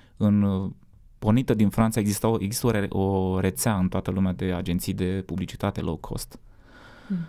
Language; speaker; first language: Romanian; native; Romanian